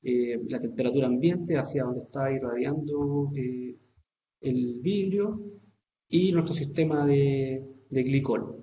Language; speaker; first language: Spanish; native; Spanish